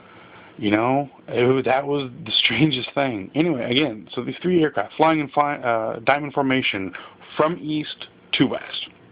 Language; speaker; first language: English; native; English